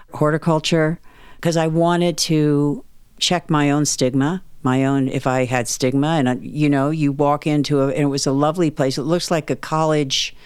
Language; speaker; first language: English; native; English